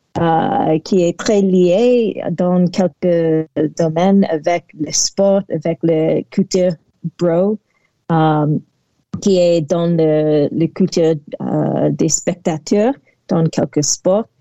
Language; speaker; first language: French; non-native, learner; English